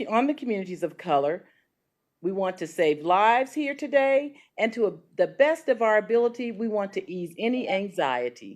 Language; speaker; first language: English; native; English